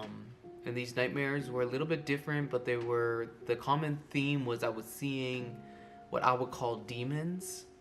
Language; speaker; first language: English; native; English